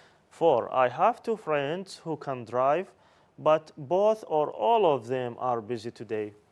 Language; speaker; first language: English; non-native, fluent; Arabic